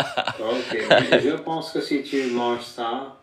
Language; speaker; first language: French; non-native, fluent; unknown